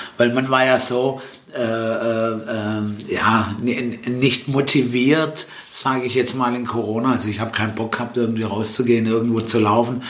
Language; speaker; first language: German; early bilingual, other home language; Italian